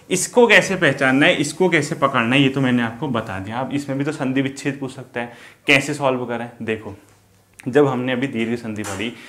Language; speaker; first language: Hindi; native; Hindi